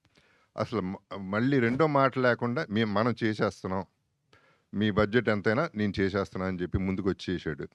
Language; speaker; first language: Telugu; native; Telugu